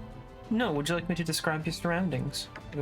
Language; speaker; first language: English; native; English